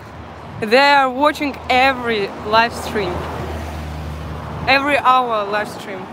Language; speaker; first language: English; non-native, learner; Russian